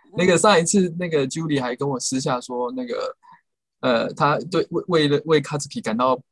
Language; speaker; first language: Chinese; native; Chinese